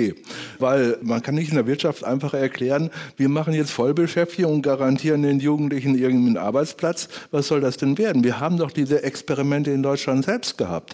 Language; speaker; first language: German; native; German